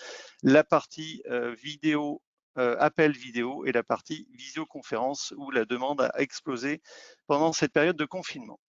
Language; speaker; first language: French; native; French